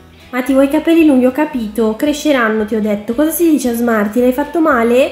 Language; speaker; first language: Italian; native; Italian